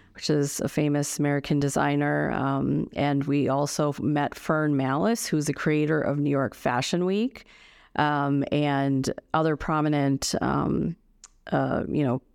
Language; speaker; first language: English; native; English